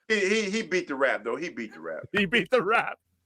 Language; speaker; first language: English; native; English